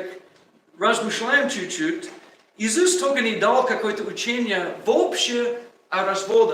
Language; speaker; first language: Russian; non-native, learner; English